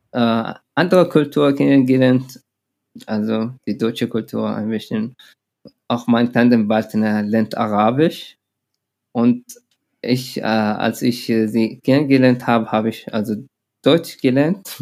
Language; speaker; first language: German; non-native, learner; Arabic